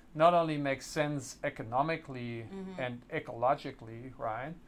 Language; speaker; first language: English; non-native, fluent; German